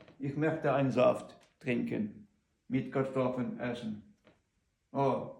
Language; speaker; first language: German; non-native, learner; Ukrainian